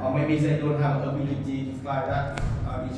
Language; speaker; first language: English; non-native, learner; Vietnamese